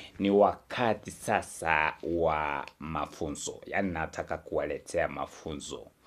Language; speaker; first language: Swahili; non-native, local second language; Kikuyu